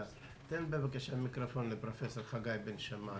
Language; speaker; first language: Hebrew; non-native, fluent; Russian